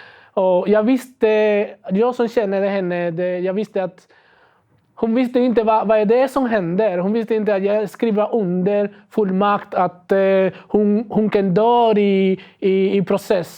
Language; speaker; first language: Swedish; non-native, learner; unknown